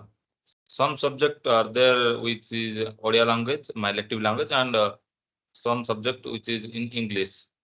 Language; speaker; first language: English; non-native, learner; Odia